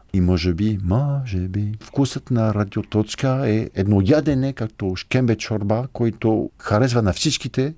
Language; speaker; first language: Bulgarian; non-native, fluent; French